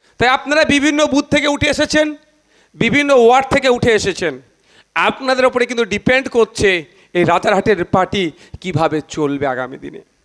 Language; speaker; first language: Bangla; native; Bangla